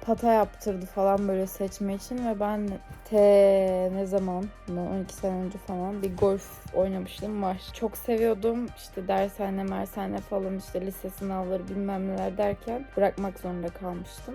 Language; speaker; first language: Turkish; native; Turkish